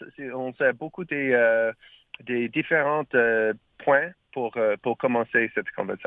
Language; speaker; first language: French; non-native, learner; English